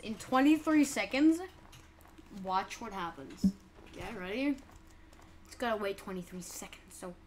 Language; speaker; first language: English; native; English